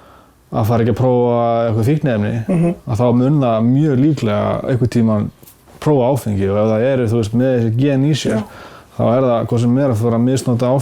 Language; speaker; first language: Icelandic; native; Icelandic